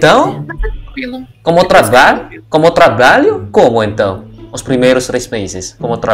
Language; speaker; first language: Portuguese; non-native, learner; Indonesian